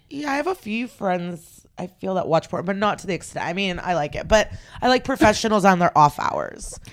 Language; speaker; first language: English; early bilingual, other home language; Russian